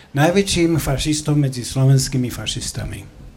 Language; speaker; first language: Slovak; native; Slovak